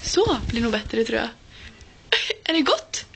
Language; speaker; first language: Swedish; native; Swedish